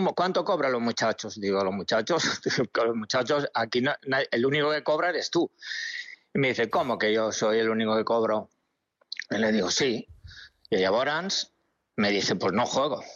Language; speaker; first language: Spanish; native; Spanish